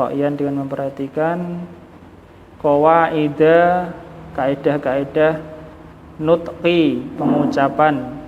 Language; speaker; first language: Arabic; non-native, fluent; Indonesian